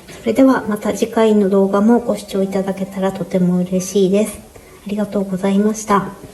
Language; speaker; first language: Japanese; native; Japanese